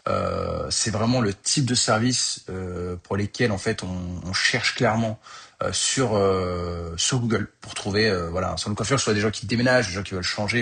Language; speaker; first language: French; native; French